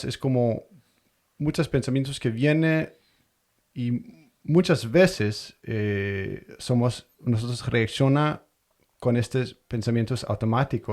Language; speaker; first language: Spanish; non-native, fluent; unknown